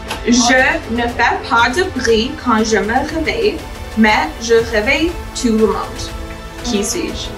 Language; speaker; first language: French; non-native, learner; English